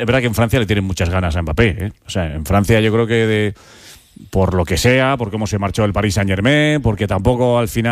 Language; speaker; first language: Spanish; native; Spanish